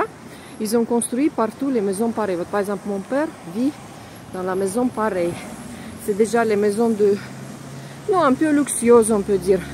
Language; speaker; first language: French; non-native, fluent; Russian